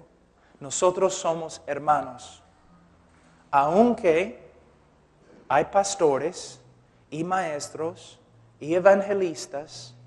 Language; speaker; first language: Spanish; non-native, fluent; English